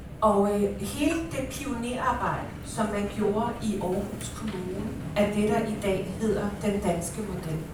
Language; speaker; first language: Swedish; non-native, learner; Danish